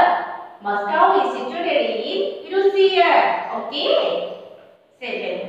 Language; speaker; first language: English; non-native, fluent; Hindi